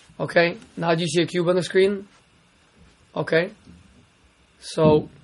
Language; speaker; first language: English; native; English